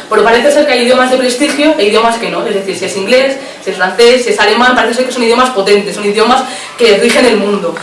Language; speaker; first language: Spanish; early bilingual, other home language; Arabic